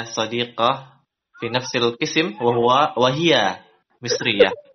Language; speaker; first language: Arabic; non-native, fluent; Indonesian